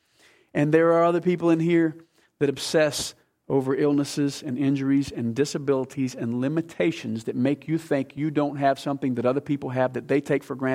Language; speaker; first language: English; native; English